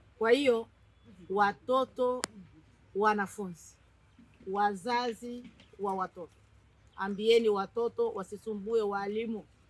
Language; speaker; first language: Swahili; native; Swahili